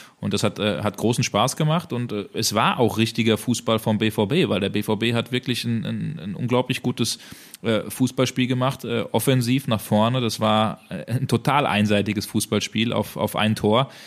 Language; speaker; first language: German; native; German